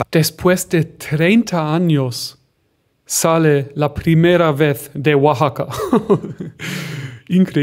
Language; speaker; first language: Spanish; non-native, fluent; German